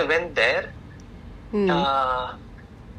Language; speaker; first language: English; non-native, local second language; Tamil